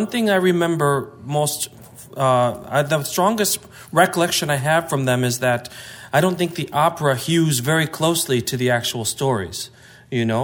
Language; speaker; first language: English; native; English